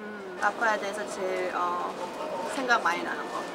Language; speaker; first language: Korean; early bilingual, heritage; Korean